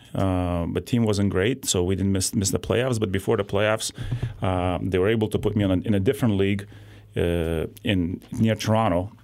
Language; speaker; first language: English; non-native, fluent; Lithuanian